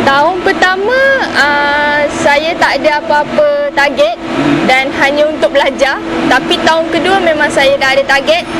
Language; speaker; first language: Malay; native; Malay